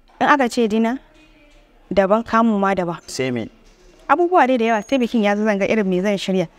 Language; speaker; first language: Hausa; native; Hausa